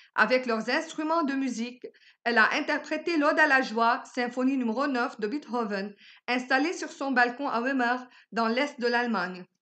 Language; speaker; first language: French; non-native, local second language; Arabic